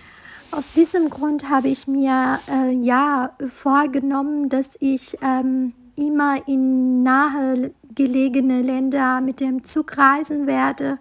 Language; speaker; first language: German; non-native, fluent; Arabic